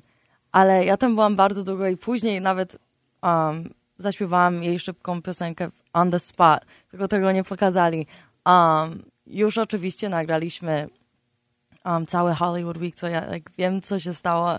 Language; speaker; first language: Polish; early bilingual, heritage; Polish